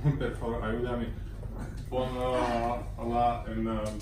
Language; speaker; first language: Spanish; non-native, learner; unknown